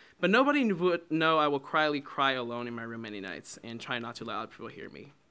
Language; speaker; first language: English; non-native, fluent; Chinese